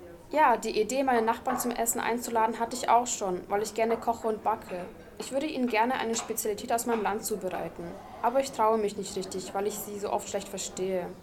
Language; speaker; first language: German; non-native, fluent; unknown